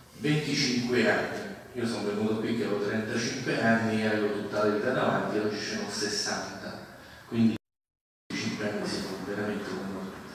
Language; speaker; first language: Italian; native; Italian